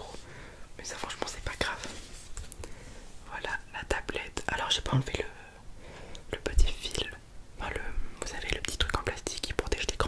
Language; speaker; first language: French; native; French